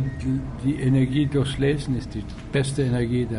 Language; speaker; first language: German; non-native, fluent; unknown